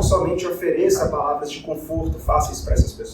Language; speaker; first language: Portuguese; native; Portuguese